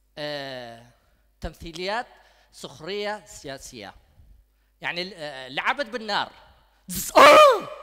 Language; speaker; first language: Arabic; non-native, local second language; Kurdish